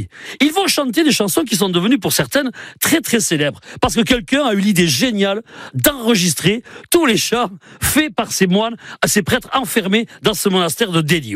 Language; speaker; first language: French; native; French